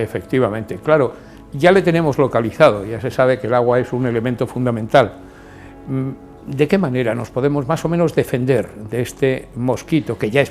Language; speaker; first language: Spanish; native; Spanish